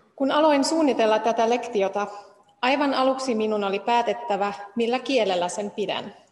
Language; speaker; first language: Finnish; non-native, fluent; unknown